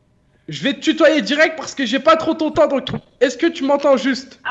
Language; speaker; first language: French; native; French